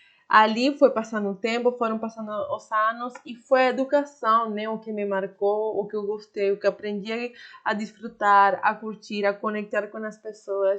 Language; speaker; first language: Portuguese; non-native, fluent; Spanish